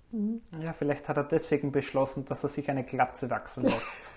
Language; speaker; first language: German; native; German